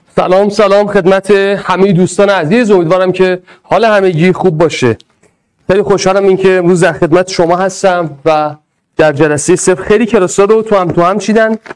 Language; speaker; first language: Persian; non-native, local second language; Arabic